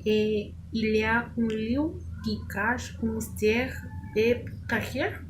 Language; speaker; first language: French; non-native, learner; Spanish